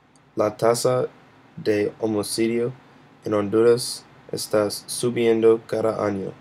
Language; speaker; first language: Spanish; non-native, learner; English